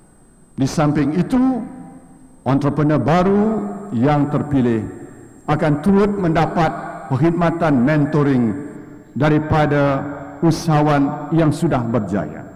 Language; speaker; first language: Malay; native; Malay